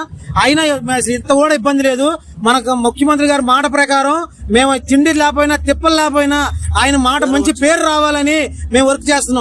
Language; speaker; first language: Telugu; native; Telugu